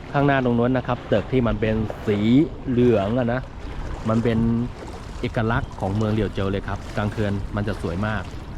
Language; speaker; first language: Thai; non-native, fluent; Chinese